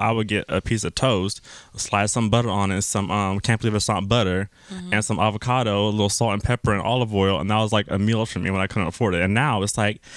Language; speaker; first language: English; native; English